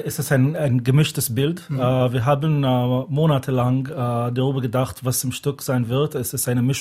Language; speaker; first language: German; non-native, fluent; Hebrew